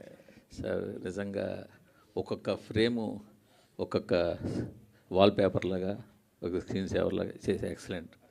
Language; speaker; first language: Telugu; native; Telugu